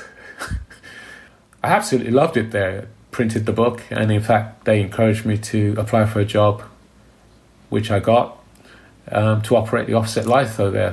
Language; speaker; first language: English; native; English